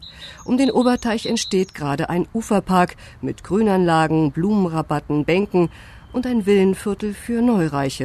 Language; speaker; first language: German; native; German